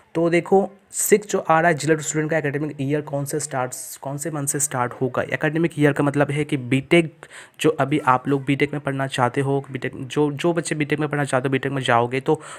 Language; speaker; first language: Hindi; non-native, local second language; Bangla